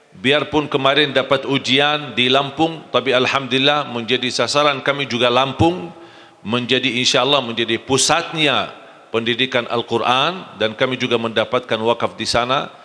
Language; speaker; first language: Malay; non-native, fluent; Arabic